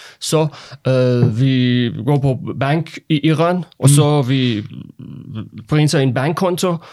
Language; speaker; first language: Danish; non-native, learner; Persian